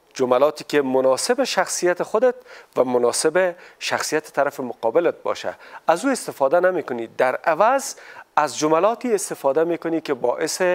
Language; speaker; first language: Persian; native; Persian